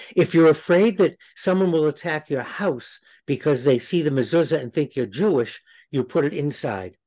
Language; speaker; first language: English; native; English